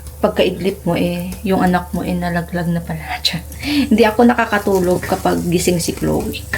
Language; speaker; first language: Filipino; non-native, local second language; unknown